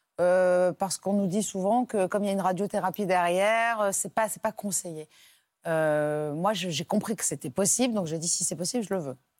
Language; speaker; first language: French; native; French